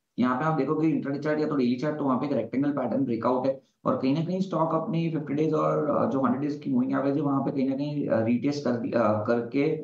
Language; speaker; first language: Hindi; native; Hindi